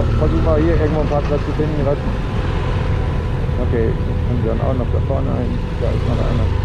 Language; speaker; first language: German; native; German